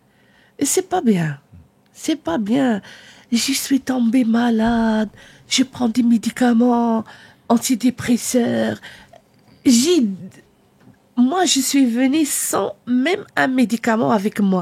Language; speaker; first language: French; non-native, learner; Arabic